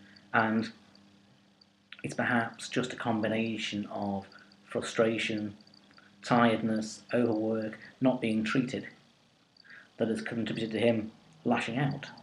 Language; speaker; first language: English; native; English